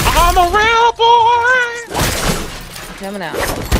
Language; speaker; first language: English; native; English